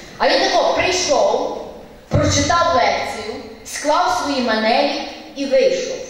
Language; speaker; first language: Ukrainian; native; Ukrainian